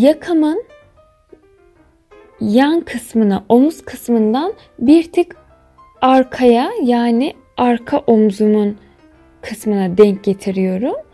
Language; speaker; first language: Turkish; native; Turkish